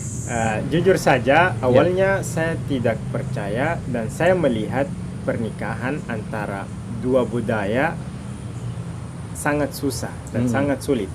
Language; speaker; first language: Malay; non-native, fluent; Arabic